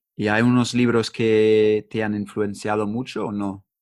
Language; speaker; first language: Spanish; non-native, learner; English